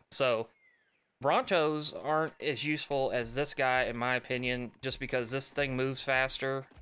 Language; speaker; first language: English; native; English